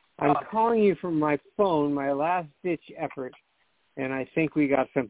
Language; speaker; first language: English; native; English